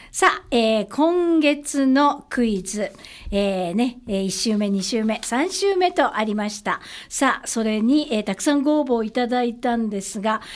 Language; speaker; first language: Japanese; native; Japanese